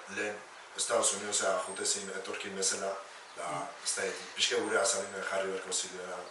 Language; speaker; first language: Basque; early bilingual, other home language; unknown